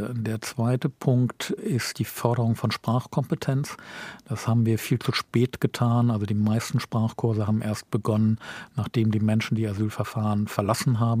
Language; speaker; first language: German; native; German